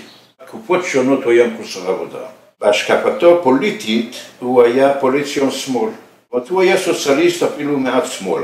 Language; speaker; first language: Hebrew; early bilingual, other home language; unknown